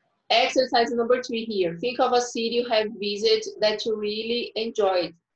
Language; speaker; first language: English; non-native, fluent; Portuguese